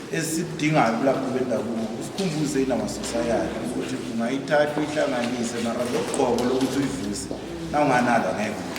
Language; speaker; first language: Zulu; non-native, local second language; South Ndebele